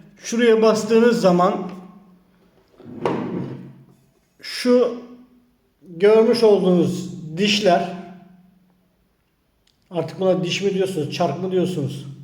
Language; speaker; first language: Turkish; native; Turkish